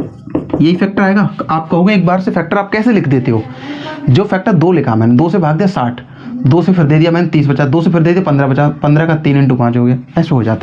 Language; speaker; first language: Hindi; native; Hindi